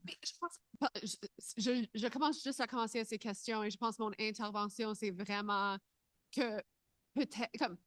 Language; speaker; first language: French; non-native, learner; English